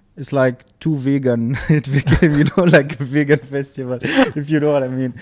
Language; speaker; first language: English; non-native, fluent; Arabic